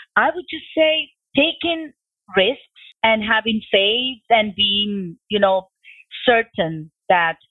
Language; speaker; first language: English; non-native, fluent; Spanish